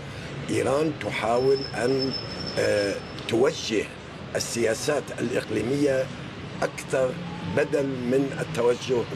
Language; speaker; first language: Arabic; non-native, fluent; Persian